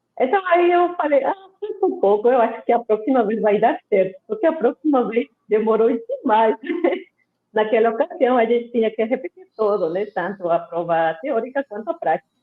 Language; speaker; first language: Portuguese; non-native, fluent; Spanish